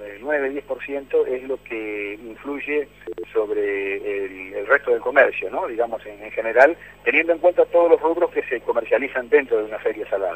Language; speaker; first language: Spanish; native; Spanish